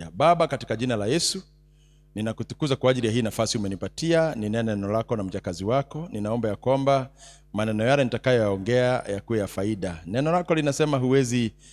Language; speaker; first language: Swahili; non-native, local second language; Kikuyu